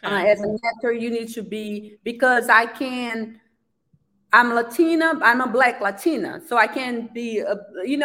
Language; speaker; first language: English; non-native, fluent; Portuguese